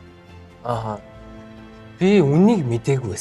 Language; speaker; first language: Mongolian; early bilingual, heritage; Mongolian